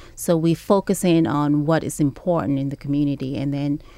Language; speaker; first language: English; early bilingual, other home language; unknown